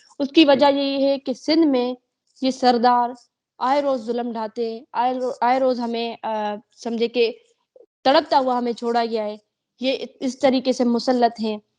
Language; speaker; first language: Urdu; non-native, local second language; Sindhi